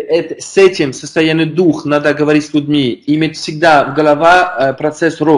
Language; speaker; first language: Russian; non-native, learner; French